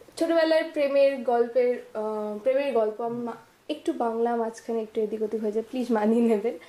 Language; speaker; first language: Bangla; non-native, local second language; Punjabi